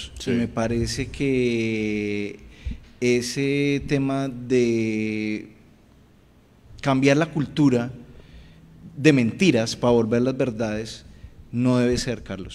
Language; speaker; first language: Spanish; native; Spanish